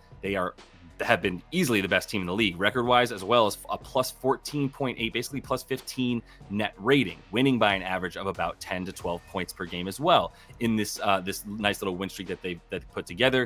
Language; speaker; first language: English; native; English